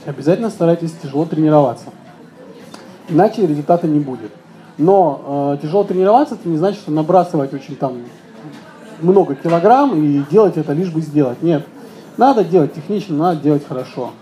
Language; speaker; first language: Russian; native; Russian